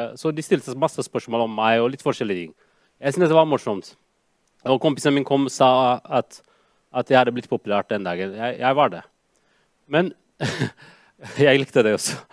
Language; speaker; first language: Norwegian; non-native, fluent; Amharic